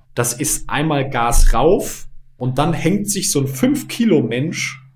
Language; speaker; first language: German; native; German